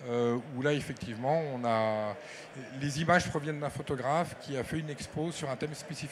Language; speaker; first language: French; native; French